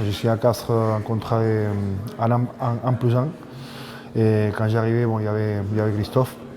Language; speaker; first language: French; non-native, fluent; Spanish